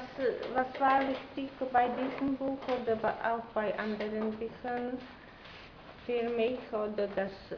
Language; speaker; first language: German; non-native, fluent; Czech